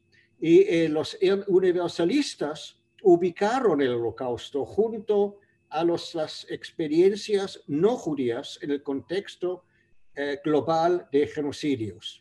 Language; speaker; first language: Spanish; non-native, fluent; English